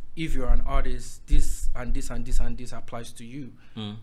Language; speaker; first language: English; non-native, local second language; Yoruba